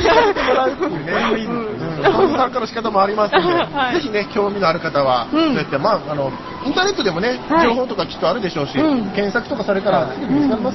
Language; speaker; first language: Japanese; native; Japanese